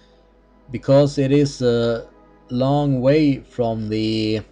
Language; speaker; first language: English; non-native, fluent; Swedish